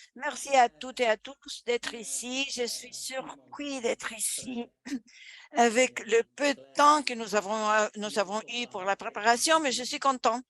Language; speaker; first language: French; non-native, fluent; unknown